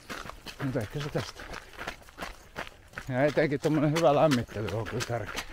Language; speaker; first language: Finnish; native; Finnish